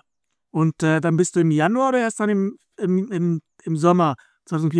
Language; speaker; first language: German; native; German